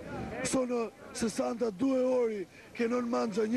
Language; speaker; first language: Italian; non-native, learner; Albanian